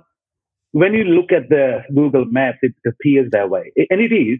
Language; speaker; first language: English; non-native, local second language; Punjabi